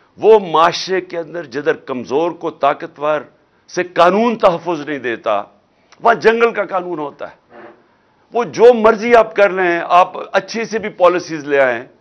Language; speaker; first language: Urdu; non-native, local second language; Punjabi